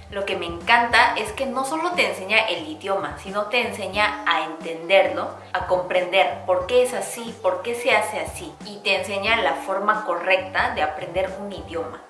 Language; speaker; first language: Spanish; non-native, fluent; Korean